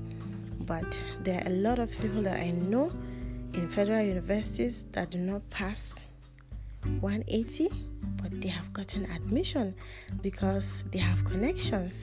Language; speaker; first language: English; non-native, local second language; Hausa